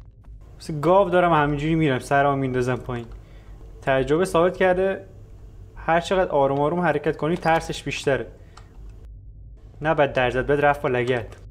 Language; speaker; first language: Persian; native; Persian